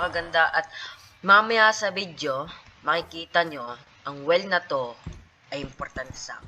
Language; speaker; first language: Filipino; native; Filipino